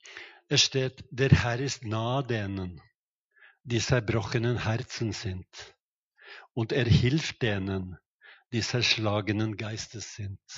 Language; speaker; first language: German; non-native, fluent; Norwegian